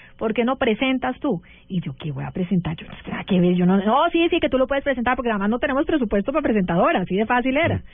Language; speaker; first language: Spanish; early bilingual, heritage; Spanish